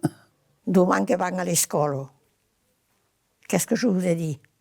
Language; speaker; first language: French; non-native, local second language; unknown